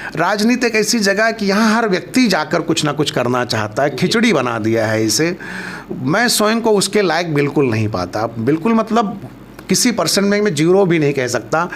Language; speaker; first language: Hindi; non-native, local second language; Awadhi